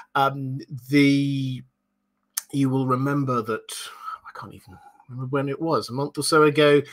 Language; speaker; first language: English; native; English